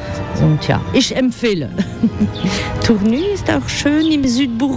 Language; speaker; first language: German; non-native, fluent; French